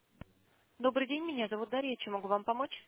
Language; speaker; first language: Russian; native; Russian